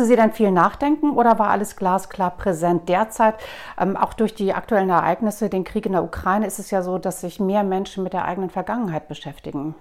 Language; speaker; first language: German; native; German